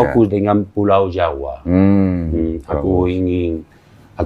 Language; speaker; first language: Indonesian; non-native, learner; Spanish